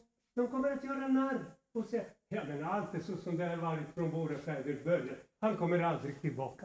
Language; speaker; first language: Swedish; non-native, fluent; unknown